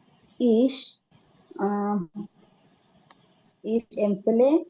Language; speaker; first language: German; non-native, learner; Bangla